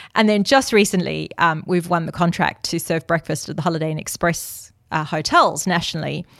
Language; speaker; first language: English; native; English